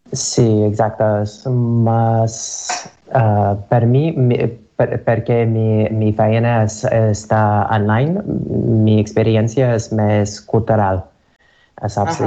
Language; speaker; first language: Catalan; non-native, learner; English